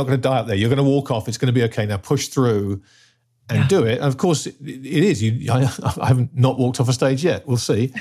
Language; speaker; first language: English; native; English